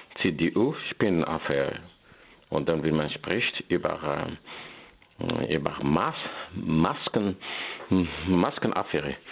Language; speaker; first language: German; non-native, learner; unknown